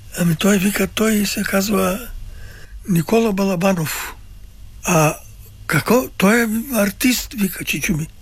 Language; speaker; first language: Bulgarian; early bilingual, other home language; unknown